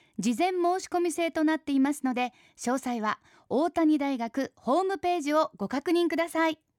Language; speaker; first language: Japanese; native; Japanese